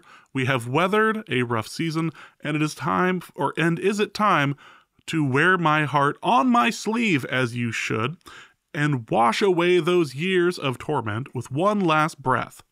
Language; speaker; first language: English; native; English